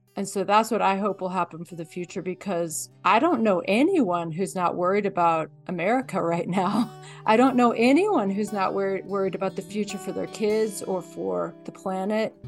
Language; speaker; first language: English; native; English